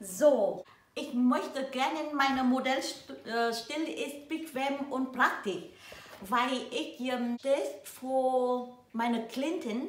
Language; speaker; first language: German; non-native, learner; Vietnamese